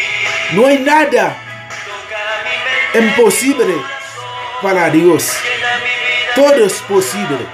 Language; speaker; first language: Spanish; non-native, learner; Haitian Creole